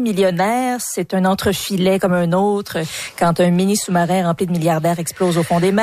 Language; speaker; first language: French; native; French